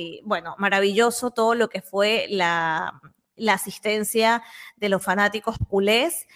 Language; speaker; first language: Spanish; native; Spanish